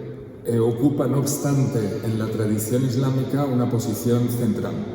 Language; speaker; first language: Spanish; native; Spanish